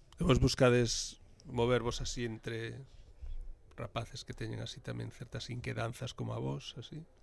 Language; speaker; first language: Galician; native; Galician